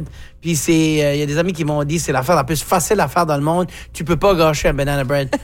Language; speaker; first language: French; native; French